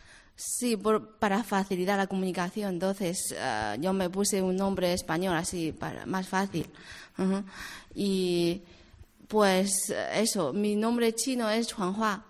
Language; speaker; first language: Spanish; non-native, fluent; Chinese